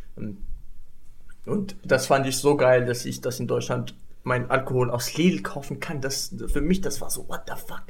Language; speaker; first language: German; non-native, fluent; Arabic